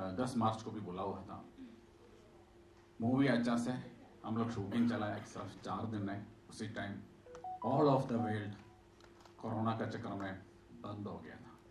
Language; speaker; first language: Hindi; non-native, local second language; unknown